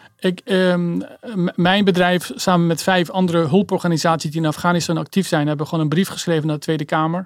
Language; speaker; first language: Dutch; early bilingual, other home language; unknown